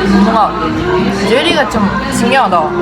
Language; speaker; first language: Korean; non-native, fluent; Japanese